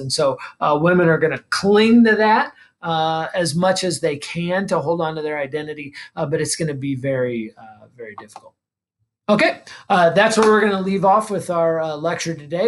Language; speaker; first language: English; native; English